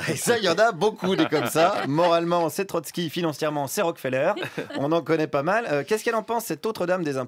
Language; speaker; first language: French; native; French